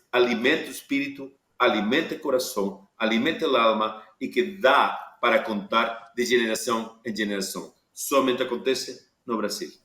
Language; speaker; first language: Portuguese; non-native, fluent; Spanish